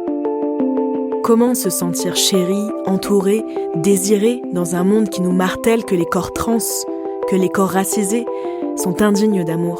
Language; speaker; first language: French; native; French